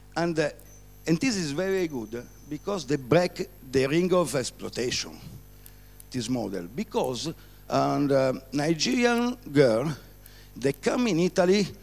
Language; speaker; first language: English; non-native, learner; Italian